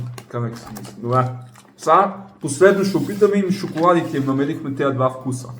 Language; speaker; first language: Bulgarian; early bilingual, heritage; Bulgarian